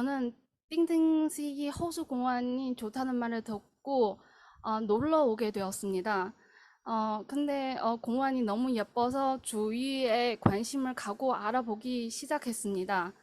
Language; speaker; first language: Korean; non-native, fluent; Chinese